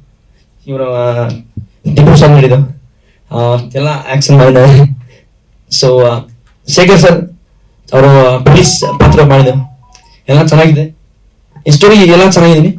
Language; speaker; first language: Kannada; non-native, learner; Hindi